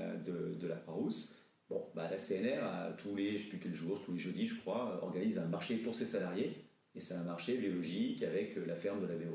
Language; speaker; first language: French; native; French